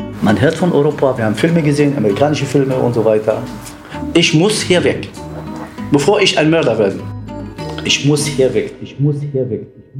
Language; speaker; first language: German; non-native, fluent; Kurdish